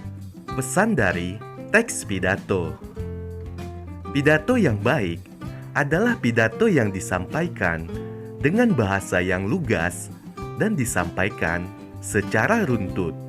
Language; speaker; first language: Indonesian; native; Indonesian